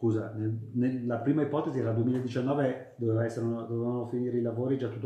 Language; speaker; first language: Italian; native; Italian